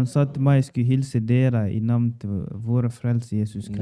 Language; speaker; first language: Swedish; non-native, learner; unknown